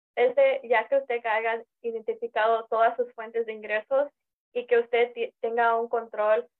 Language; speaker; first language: Spanish; early bilingual, heritage; Spanish